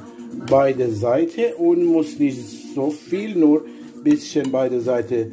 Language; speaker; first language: German; non-native, learner; Persian